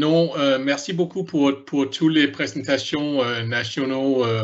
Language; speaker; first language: French; non-native, learner; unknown